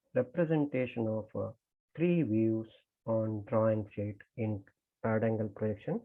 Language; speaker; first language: English; non-native, local second language; Kannada